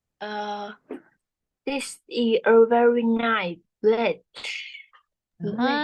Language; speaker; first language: English; non-native, learner; Vietnamese